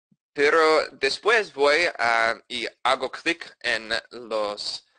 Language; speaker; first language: Spanish; non-native, fluent; English